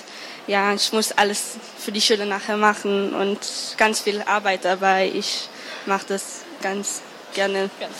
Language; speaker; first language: German; early bilingual, other home language; Hebrew